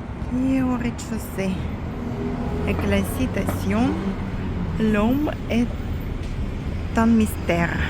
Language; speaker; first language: French; non-native, fluent; Russian